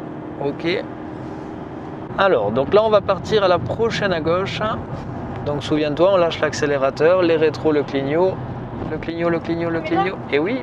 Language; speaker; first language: French; native; French